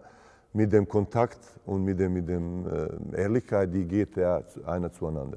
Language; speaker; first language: German; non-native, fluent; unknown